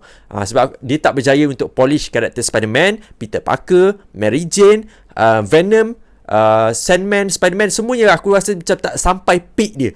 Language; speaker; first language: Malay; native; Malay